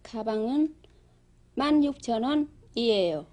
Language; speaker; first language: Korean; non-native, learner; Vietnamese